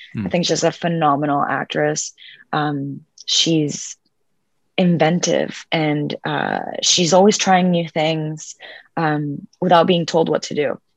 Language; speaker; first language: English; early bilingual, other home language; Spanish